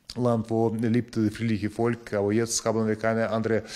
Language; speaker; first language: German; non-native, learner; Ukrainian